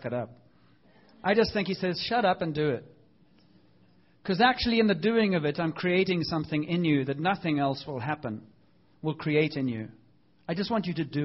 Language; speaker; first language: English; native; English